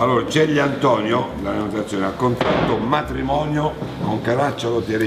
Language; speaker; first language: Italian; native; Italian